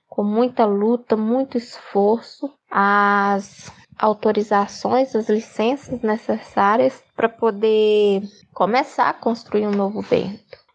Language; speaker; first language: Portuguese; native; Portuguese